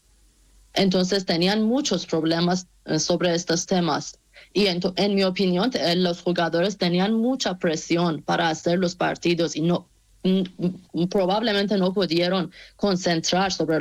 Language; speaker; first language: Spanish; non-native, learner; Persian